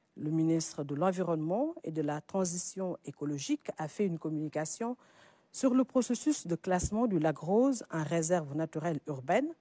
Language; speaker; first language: French; non-native, local second language; Wolof